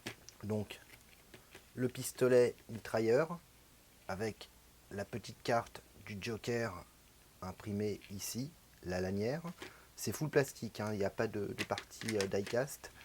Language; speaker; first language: French; native; French